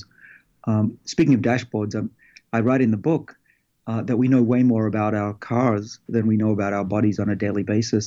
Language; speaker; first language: English; native; English